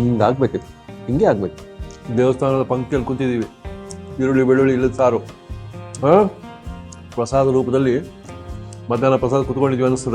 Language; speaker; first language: Kannada; native; Kannada